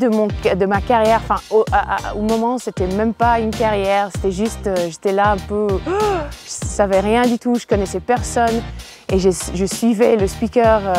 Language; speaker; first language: French; non-native, fluent; English